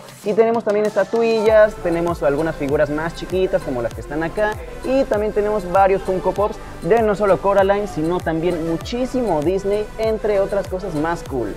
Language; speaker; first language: Spanish; native; Spanish